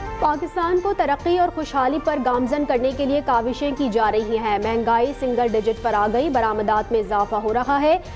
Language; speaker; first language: Urdu; native; Urdu